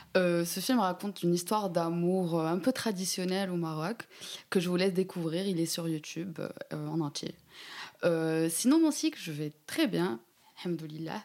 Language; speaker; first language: French; non-native, local second language; Arabic